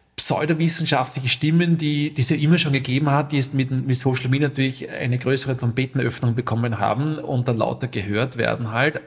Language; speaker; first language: German; native; German